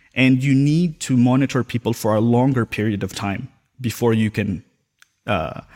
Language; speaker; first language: English; non-native, local second language; Filipino